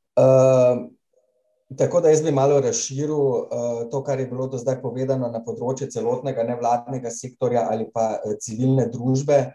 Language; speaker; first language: Slovenian; native; Slovenian